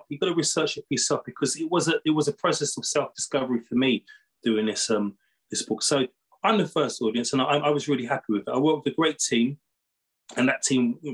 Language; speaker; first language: English; native; English